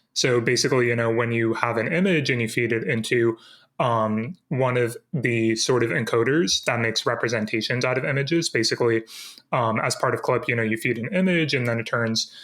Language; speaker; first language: English; native; English